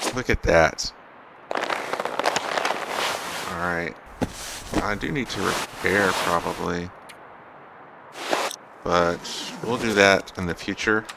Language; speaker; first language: English; native; English